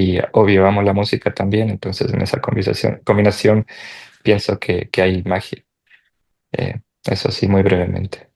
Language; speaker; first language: Spanish; native; Spanish